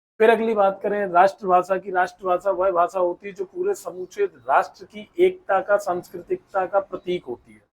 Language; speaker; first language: Hindi; native; Hindi